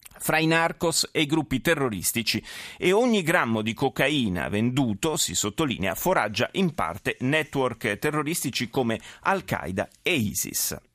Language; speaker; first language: Italian; native; Italian